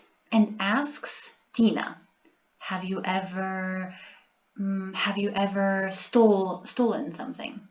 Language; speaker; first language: English; non-native, fluent; Serbian